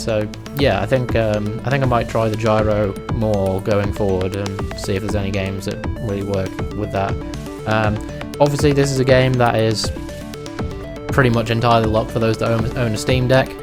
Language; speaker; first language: English; native; English